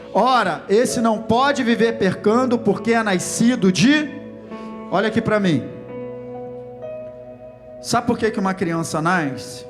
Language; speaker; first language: Portuguese; native; Portuguese